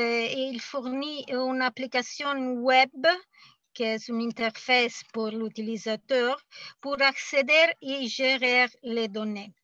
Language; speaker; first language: French; non-native, fluent; Spanish